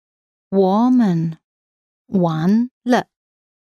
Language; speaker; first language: Chinese; non-native, learner; English